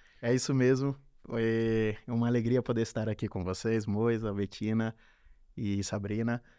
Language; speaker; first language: Portuguese; non-native, local second language; Kabuverdianu